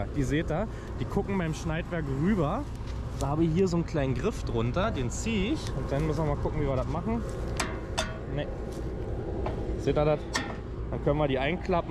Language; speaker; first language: German; native; German